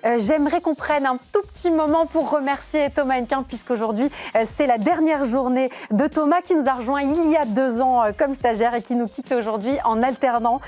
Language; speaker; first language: French; native; French